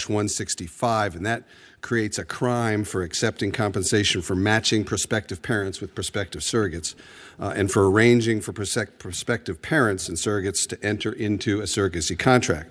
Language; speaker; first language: English; native; English